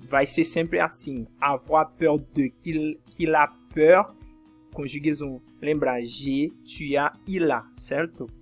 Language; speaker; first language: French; non-native, fluent; Portuguese